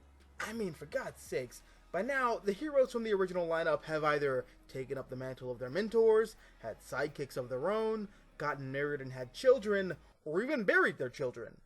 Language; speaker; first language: English; native; English